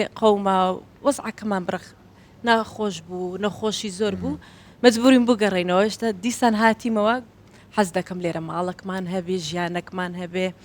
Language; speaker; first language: Central Kurdish; early bilingual, heritage; Central Kurdish